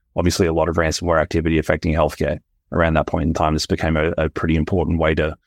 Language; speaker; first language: English; native; English